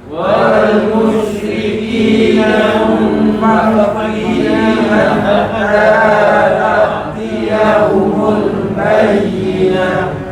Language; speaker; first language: Arabic; non-native, learner; Malay